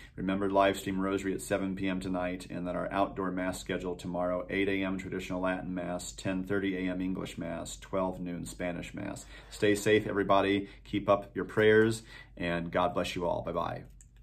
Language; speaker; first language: English; native; English